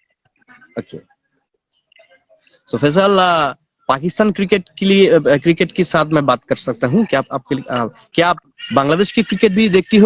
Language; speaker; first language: Hindi; non-native, learner; Bangla